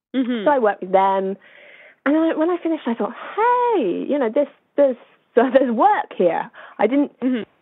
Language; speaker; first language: English; native; English